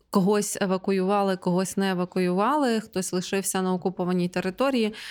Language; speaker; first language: Ukrainian; native; Ukrainian